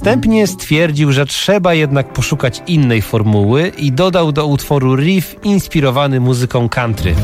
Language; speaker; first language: Polish; native; Polish